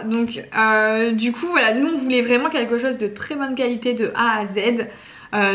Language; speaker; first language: French; native; French